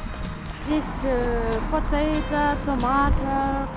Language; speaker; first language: English; non-native, learner; Russian